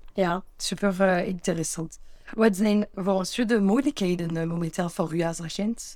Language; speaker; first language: Dutch; non-native, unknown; French